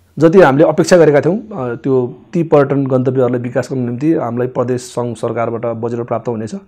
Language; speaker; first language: Nepali; non-native, local second language; Gurung